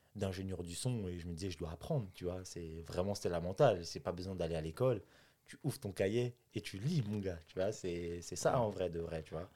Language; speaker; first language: French; native; French